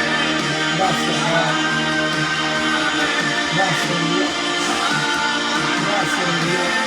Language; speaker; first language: Spanish; native; Spanish